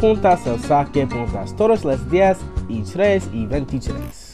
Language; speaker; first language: Spanish; non-native, learner; English